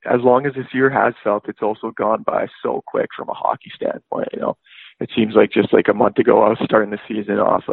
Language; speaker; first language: English; native; English